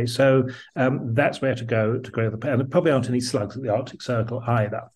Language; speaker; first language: English; native; English